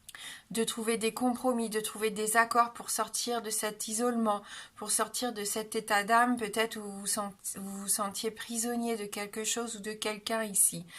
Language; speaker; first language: French; native; French